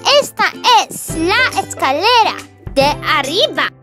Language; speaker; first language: Spanish; non-native, learner; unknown